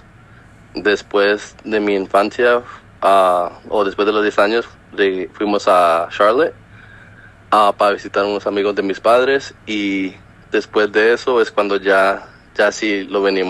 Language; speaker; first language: Spanish; early bilingual, heritage; Spanish